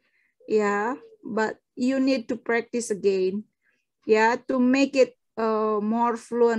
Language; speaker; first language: English; non-native, fluent; Indonesian